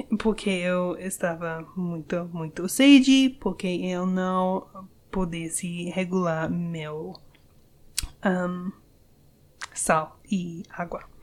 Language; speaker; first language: Portuguese; non-native, learner; English